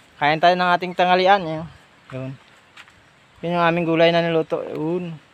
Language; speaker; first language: Filipino; non-native, local second language; Hiligaynon